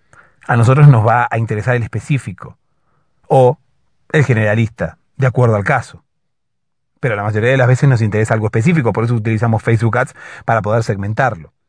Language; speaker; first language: Spanish; native; Spanish